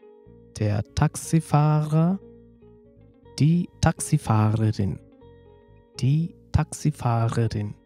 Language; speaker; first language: German; non-native, fluent; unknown